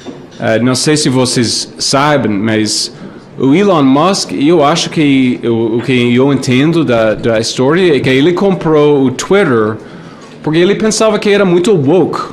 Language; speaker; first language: Portuguese; non-native, fluent; English